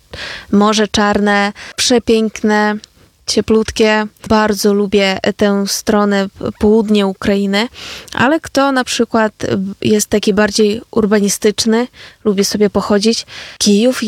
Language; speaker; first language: Polish; non-native, fluent; Ukrainian